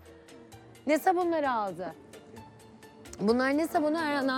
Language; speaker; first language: Turkish; native; Turkish